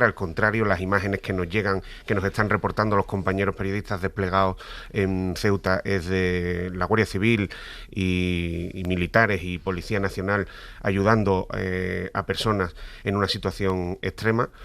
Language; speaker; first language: Spanish; native; Spanish